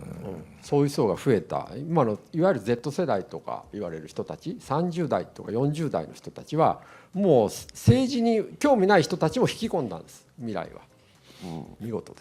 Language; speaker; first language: Japanese; native; Japanese